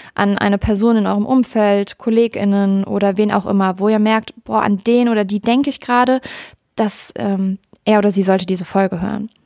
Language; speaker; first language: German; native; German